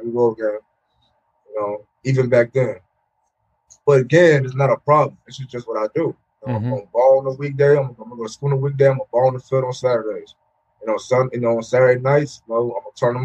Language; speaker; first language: English; native; English